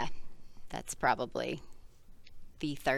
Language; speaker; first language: English; native; English